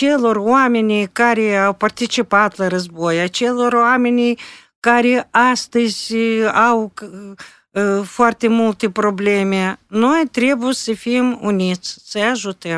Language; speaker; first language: Romanian; non-native, local second language; Russian